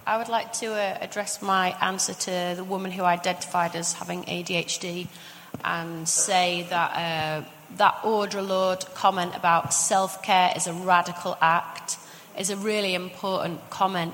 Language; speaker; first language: English; native; English